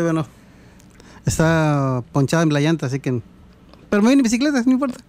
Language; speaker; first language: Spanish; native; Spanish